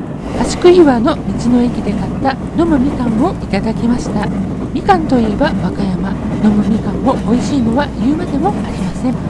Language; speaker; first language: Japanese; native; Japanese